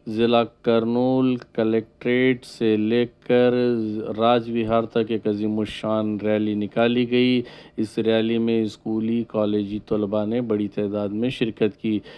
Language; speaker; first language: Urdu; native; Urdu